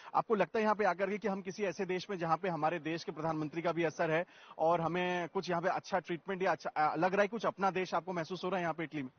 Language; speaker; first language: Hindi; native; Hindi